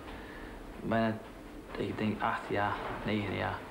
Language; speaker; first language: Dutch; non-native, learner; Portuguese